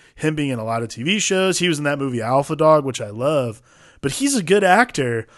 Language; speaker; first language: English; native; English